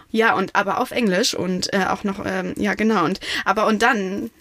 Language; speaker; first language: German; non-native, local second language; Russian